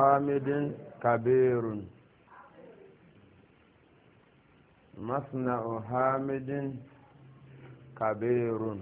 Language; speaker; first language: Arabic; non-native, fluent; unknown